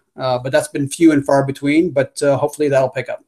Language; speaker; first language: English; native; English